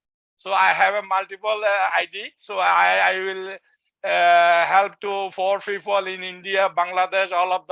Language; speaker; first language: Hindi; non-native, learner; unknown